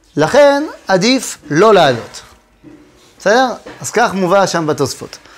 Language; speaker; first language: Hebrew; non-native, fluent; French